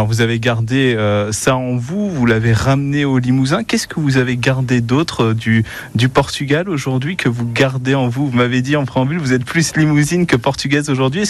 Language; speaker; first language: French; native; French